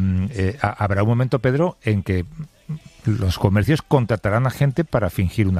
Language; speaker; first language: Spanish; native; Spanish